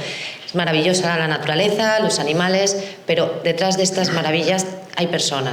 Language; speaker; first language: Spanish; native; Spanish